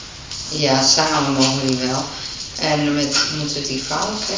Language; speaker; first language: Dutch; native; Dutch